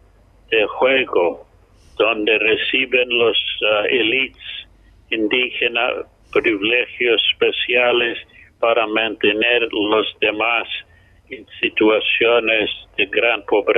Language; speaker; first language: Spanish; non-native, fluent; English